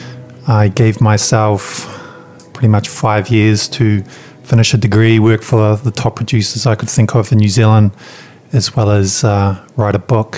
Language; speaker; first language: English; native; English